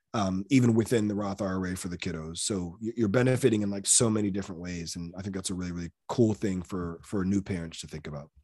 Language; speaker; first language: English; native; English